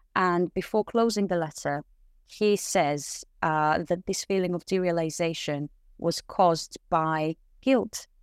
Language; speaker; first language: English; non-native, fluent; Greek